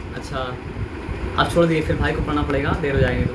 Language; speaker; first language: Hindi; native; Hindi